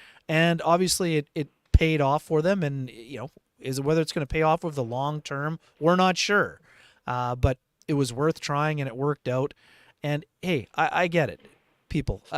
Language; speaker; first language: English; native; English